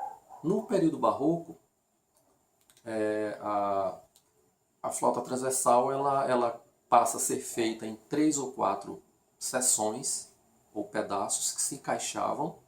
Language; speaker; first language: Portuguese; native; Portuguese